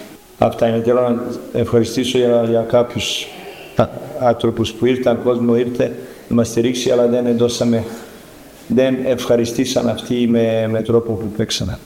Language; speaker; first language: Greek; non-native, learner; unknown